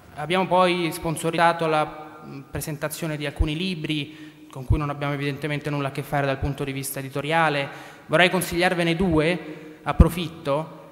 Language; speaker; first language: Italian; native; Italian